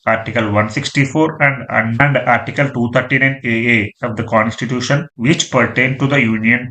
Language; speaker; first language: English; non-native, local second language; Telugu